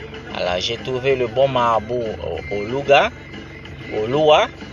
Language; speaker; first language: French; non-native, learner; Haitian Creole